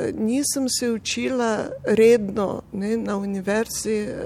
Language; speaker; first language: Slovenian; non-native, fluent; Russian